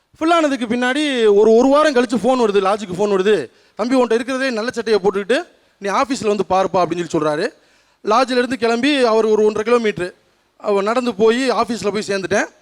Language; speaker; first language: Tamil; native; Tamil